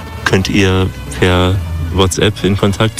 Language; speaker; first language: German; native; German